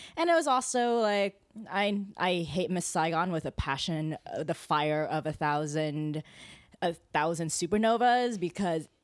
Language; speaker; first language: English; native; English